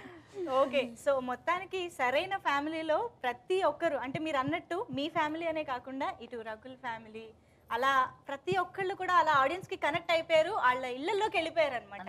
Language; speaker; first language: Telugu; native; Telugu